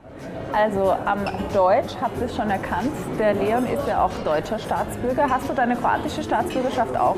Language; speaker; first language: German; native; German